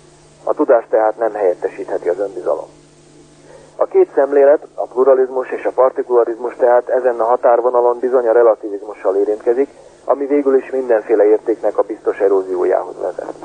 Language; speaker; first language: Hungarian; native; Hungarian